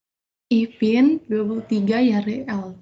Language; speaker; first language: German; non-native, learner; Indonesian